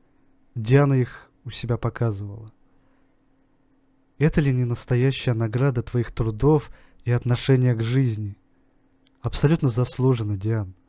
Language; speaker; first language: Russian; native; Russian